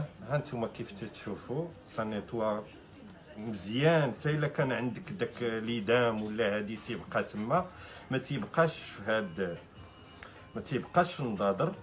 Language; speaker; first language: Arabic; native; Arabic